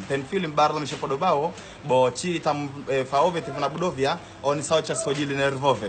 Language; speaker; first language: Polish; non-native, learner; Swahili